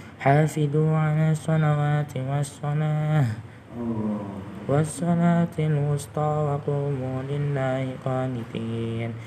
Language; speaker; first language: Arabic; non-native, learner; Indonesian